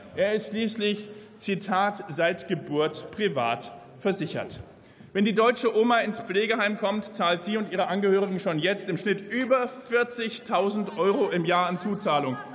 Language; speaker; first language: German; native; German